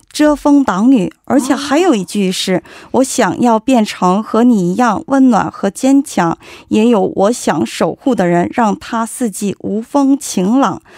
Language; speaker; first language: Chinese; non-native, fluent; Korean